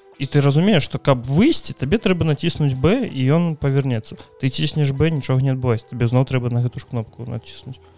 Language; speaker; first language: Belarusian; non-native, local second language; Russian